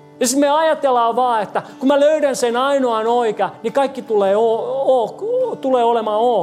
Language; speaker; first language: Finnish; non-native, fluent; English